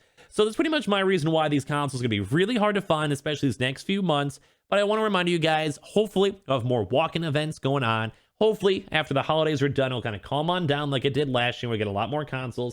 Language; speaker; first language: English; native; English